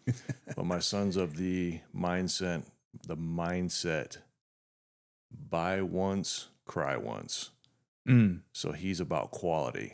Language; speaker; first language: English; native; English